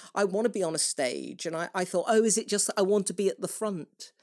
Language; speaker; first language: English; native; English